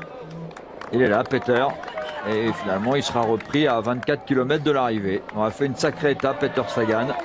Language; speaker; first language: French; native; French